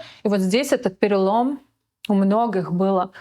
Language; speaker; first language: Russian; non-native, local second language; Latvian